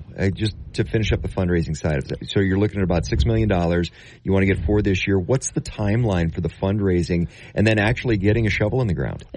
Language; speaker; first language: English; native; English